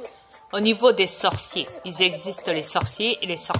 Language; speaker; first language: French; native; French